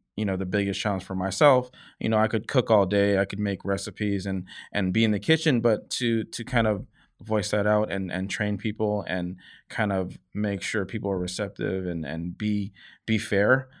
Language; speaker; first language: English; native; English